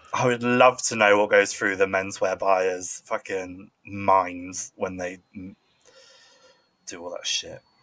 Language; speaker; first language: English; native; English